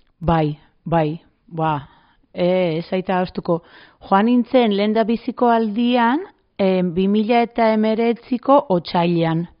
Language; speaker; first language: Basque; non-native, fluent; Greek